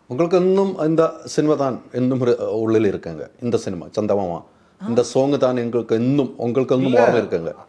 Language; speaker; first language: Tamil; non-native, learner; Malayalam